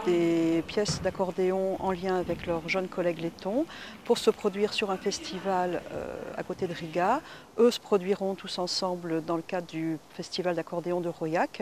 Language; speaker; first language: French; native; French